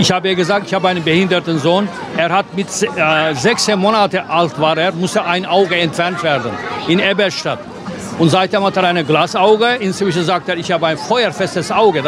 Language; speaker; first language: German; non-native, fluent; Turkish